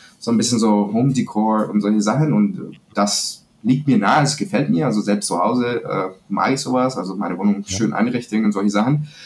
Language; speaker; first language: German; non-native, fluent; Spanish